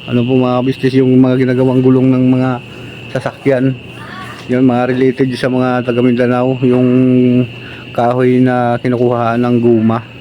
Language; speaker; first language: Filipino; non-native, local second language; Cebuano